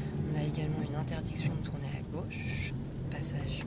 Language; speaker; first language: French; native; French